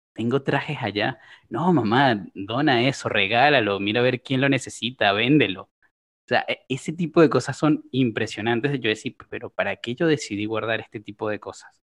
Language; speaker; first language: Spanish; native; Spanish